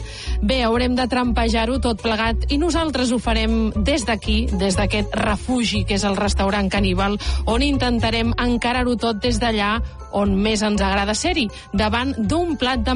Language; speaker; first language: Catalan; native; Catalan